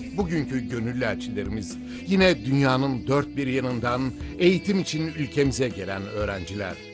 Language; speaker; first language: Turkish; native; Turkish